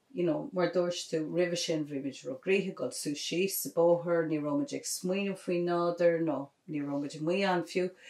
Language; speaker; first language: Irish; non-native, local second language; English